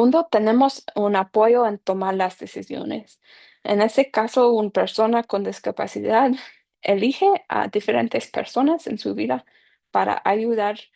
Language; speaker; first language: Spanish; non-native, fluent; English